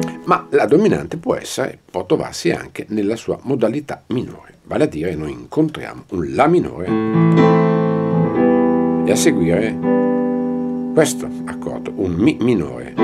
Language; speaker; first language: Italian; native; Italian